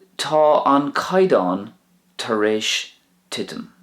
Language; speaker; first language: Irish; non-native, local second language; English